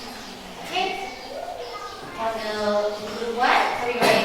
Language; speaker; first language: English; non-native, learner; Indonesian